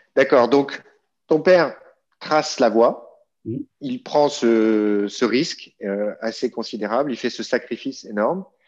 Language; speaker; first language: French; native; French